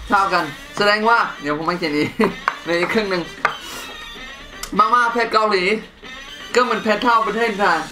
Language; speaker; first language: Thai; non-native, fluent; English